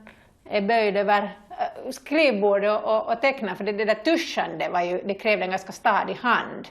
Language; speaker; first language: Swedish; native; Swedish